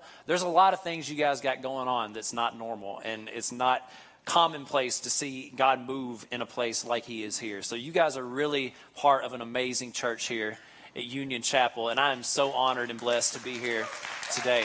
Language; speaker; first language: English; native; English